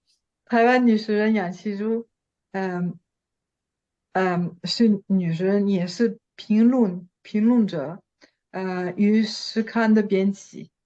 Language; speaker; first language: Chinese; non-native, fluent; French